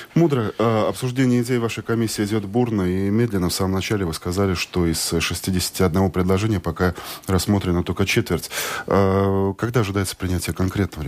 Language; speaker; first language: Russian; native; Russian